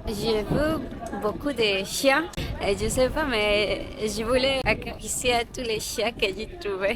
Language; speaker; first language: French; non-native, learner; Spanish